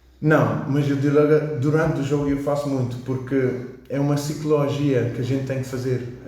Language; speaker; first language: Portuguese; early bilingual, heritage; English